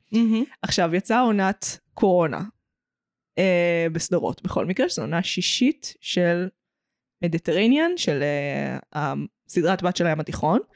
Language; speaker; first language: Hebrew; native; Hebrew